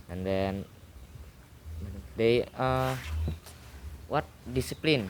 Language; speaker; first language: English; non-native, learner; Indonesian